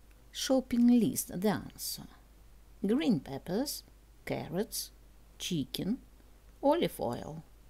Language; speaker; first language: English; non-native, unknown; Russian